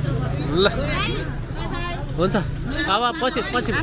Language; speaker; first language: Korean; non-native, fluent; Nepali